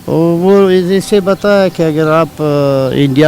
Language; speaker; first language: Hindi; non-native, learner; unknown